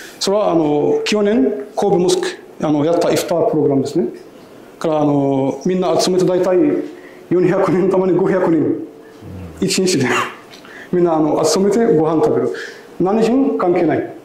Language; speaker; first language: Japanese; non-native, learner; Arabic